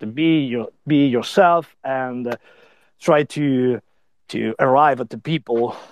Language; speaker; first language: English; non-native, learner; Italian